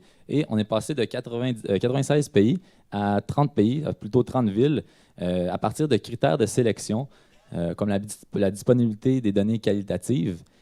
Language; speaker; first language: French; native; French